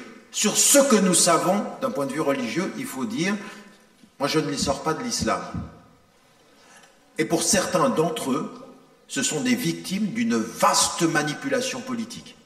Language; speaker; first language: French; native; French